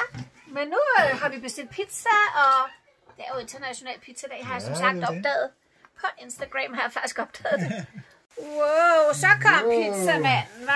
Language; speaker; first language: Danish; native; Danish